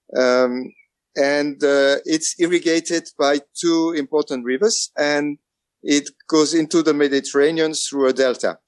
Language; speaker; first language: English; non-native, fluent; French